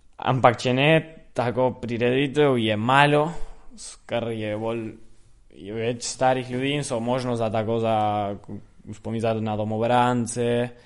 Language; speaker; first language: Slovenian; early bilingual, heritage; Slovenian